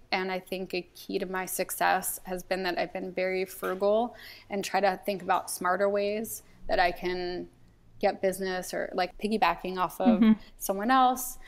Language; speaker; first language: English; native; English